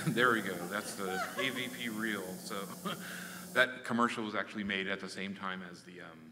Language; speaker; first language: English; native; English